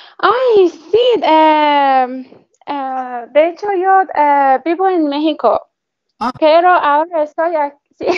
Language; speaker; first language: Spanish; non-native, learner; Persian